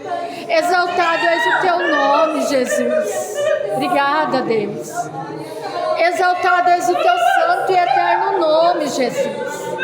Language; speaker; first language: Portuguese; native; Portuguese